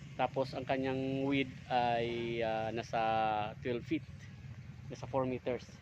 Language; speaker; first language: Filipino; native; Filipino